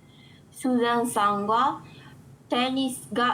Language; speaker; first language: Japanese; non-native, learner; Malay